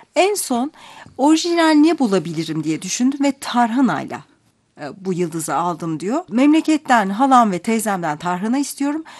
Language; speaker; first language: Turkish; native; Turkish